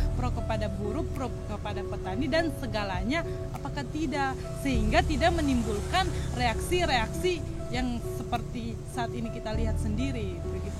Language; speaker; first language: Indonesian; native; Indonesian